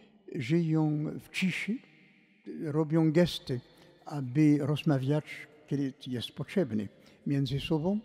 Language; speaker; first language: Polish; non-native, fluent; French